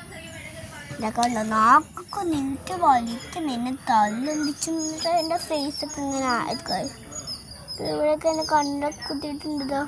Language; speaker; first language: Malayalam; native; Malayalam